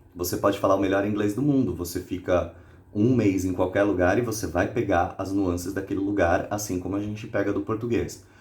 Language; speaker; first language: Portuguese; native; Portuguese